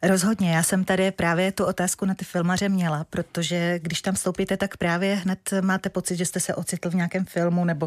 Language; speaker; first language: Czech; native; Czech